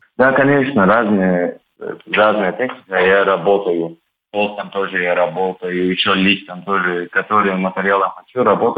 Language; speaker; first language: Russian; non-native, learner; Turkish